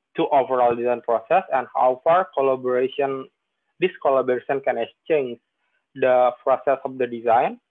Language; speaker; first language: English; non-native, fluent; Indonesian